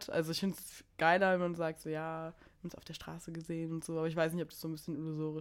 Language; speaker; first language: German; native; German